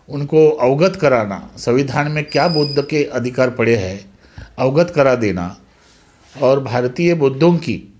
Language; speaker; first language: Hindi; non-native, local second language; Marathi